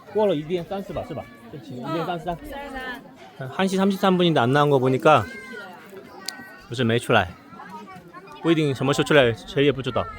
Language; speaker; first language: Chinese; non-native, fluent; Korean